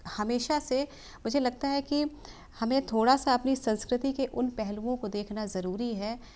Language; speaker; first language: Hindi; native; Hindi